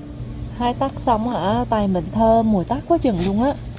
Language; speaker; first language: Vietnamese; native; Vietnamese